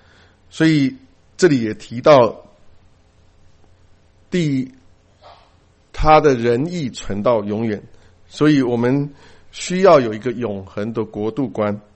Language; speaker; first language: Chinese; native; Chinese